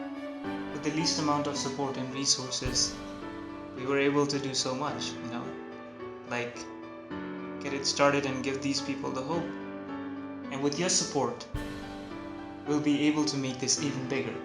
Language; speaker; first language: English; non-native, local second language; Nepali